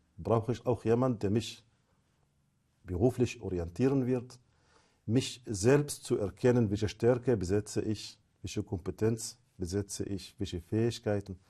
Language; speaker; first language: German; non-native, fluent; Arabic